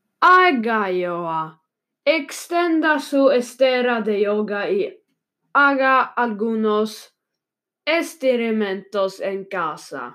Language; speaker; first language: Spanish; non-native, learner; Swedish